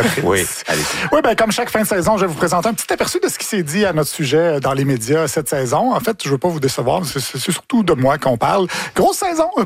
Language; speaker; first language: French; native; French